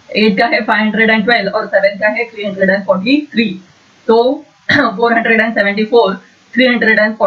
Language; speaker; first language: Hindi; non-native, local second language; Marathi